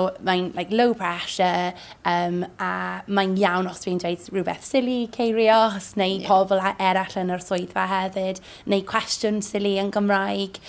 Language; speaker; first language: Welsh; non-native, learner; English